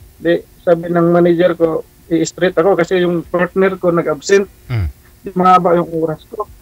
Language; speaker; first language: Filipino; non-native, local second language; Cebuano